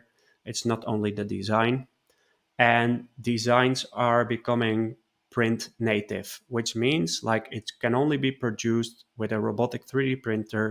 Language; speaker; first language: English; non-native, fluent; Dutch